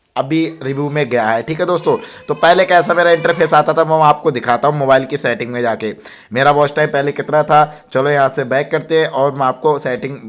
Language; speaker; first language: Hindi; native; Hindi